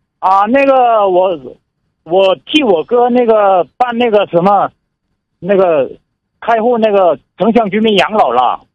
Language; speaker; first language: Chinese; non-native, local second language; Korean